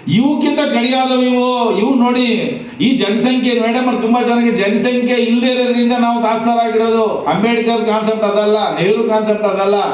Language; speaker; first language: Kannada; non-native, local second language; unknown